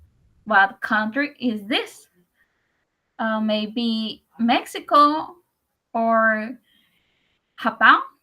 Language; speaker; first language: English; non-native, learner; Spanish